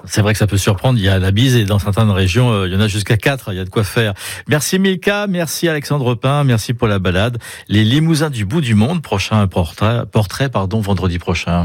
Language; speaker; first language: French; native; French